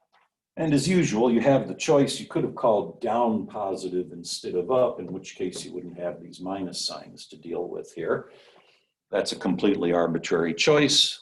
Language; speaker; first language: English; native; English